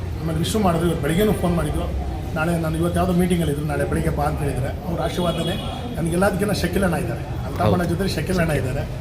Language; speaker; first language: Kannada; non-native, local second language; Tamil